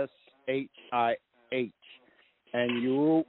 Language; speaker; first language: English; native; English